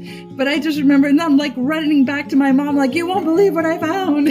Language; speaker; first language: English; non-native, fluent; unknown